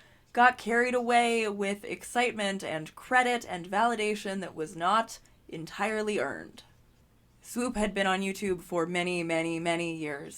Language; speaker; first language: English; native; English